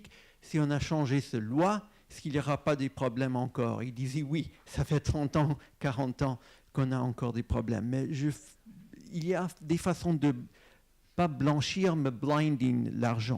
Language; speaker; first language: French; non-native, fluent; English